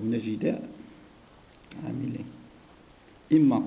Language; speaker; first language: Arabic; native; Arabic